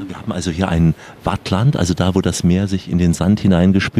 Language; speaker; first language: German; native; German